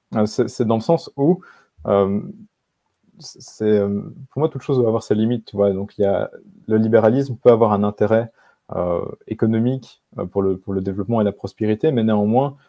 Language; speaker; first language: French; native; French